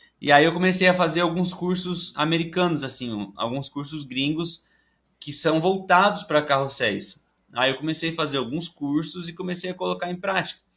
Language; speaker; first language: Portuguese; native; Portuguese